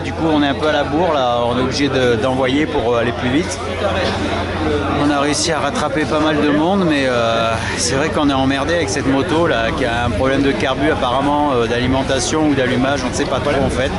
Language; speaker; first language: French; native; French